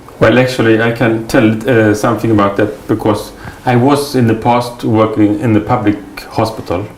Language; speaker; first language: English; non-native, fluent; Swedish